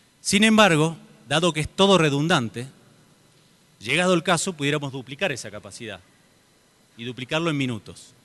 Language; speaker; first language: Spanish; native; Spanish